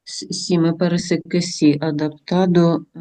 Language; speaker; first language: Spanish; non-native, learner; Russian